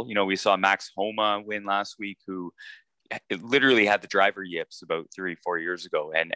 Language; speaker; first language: English; native; English